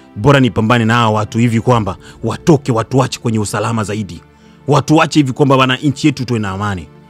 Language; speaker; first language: Swahili; native; Swahili